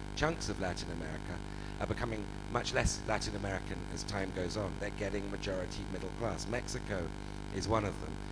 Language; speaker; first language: English; native; English